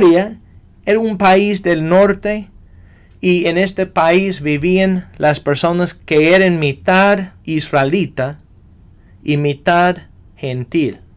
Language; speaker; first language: Spanish; non-native, fluent; English